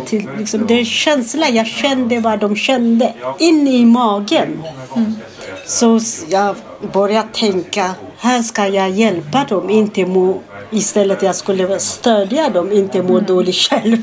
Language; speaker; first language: Swedish; non-native, fluent; Amharic